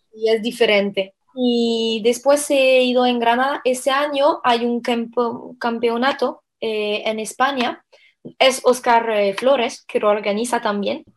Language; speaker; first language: Spanish; non-native, fluent; French